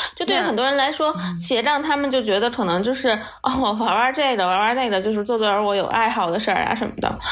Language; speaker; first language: Chinese; native; Chinese